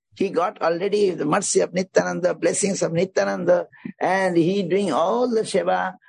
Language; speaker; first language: English; non-native, local second language; Bangla